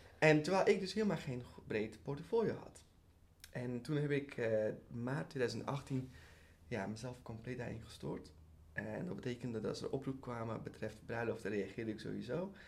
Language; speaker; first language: Dutch; early bilingual, other home language; Persian